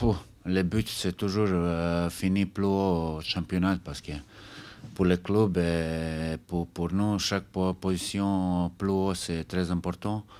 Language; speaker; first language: French; non-native, fluent; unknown